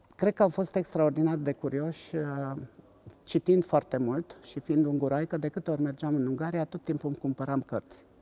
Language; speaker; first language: Romanian; non-native, local second language; Hungarian